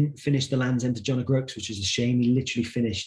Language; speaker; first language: English; native; English